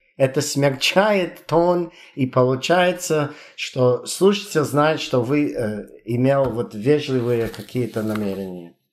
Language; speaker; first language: Russian; non-native, fluent; English